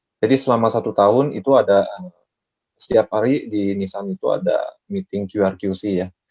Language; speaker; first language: Indonesian; native; Indonesian